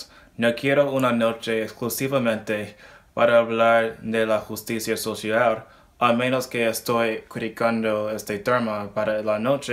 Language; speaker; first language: Spanish; non-native, learner; English